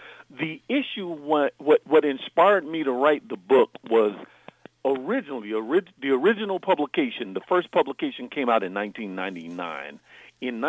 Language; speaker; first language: English; native; English